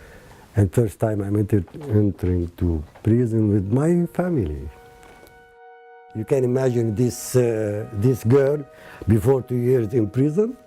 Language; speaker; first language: English; non-native, learner; Arabic